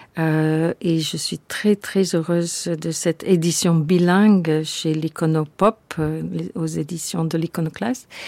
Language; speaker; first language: French; non-native, fluent; English